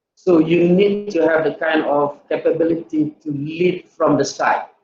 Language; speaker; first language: English; non-native, local second language; Malay